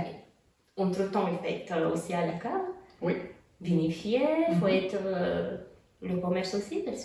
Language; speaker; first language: French; non-native, fluent; Romanian